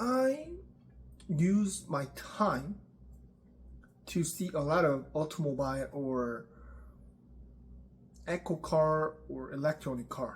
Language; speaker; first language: English; non-native, learner; Korean